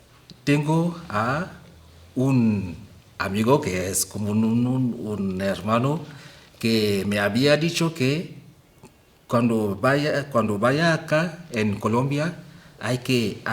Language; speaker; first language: Spanish; non-native, fluent; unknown